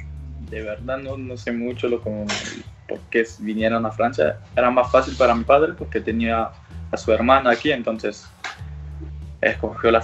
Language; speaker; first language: Spanish; early bilingual, other home language; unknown